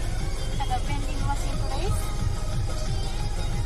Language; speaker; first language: English; non-native, learner; Japanese